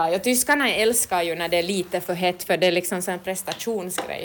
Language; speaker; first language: Swedish; native; Swedish